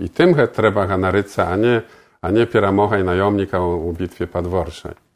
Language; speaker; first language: Polish; non-native, local second language; Belarusian